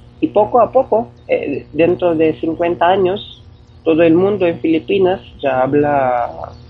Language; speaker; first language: Spanish; non-native, fluent; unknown